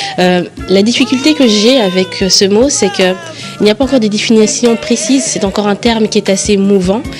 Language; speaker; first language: French; early bilingual, other home language; Kongo